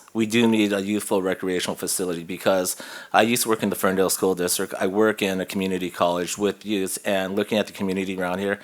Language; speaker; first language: English; native; English